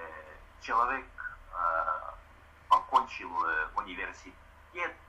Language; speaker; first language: Russian; non-native, fluent; Estonian